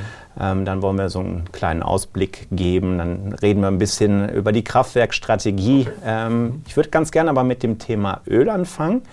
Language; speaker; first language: German; native; German